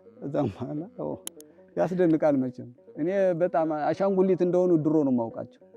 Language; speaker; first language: Amharic; native; Amharic